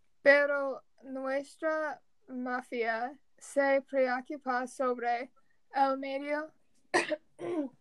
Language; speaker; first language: Spanish; non-native, learner; English